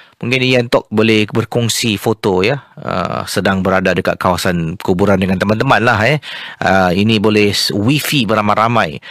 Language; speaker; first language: Malay; native; Malay